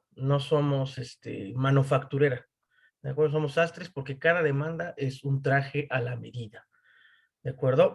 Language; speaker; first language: Spanish; native; Spanish